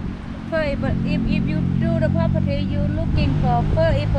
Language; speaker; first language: English; non-native, learner; Thai